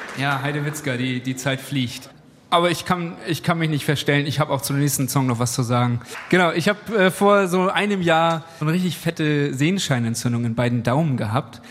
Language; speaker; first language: German; native; German